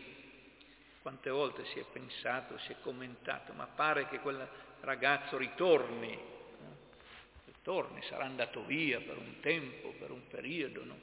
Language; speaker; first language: Italian; native; Italian